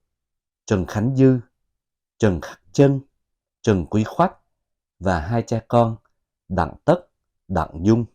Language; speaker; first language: Vietnamese; native; Vietnamese